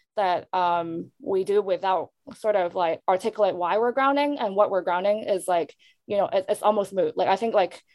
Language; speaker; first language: English; non-native, local second language; Cantonese